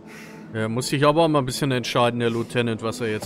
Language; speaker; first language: German; native; German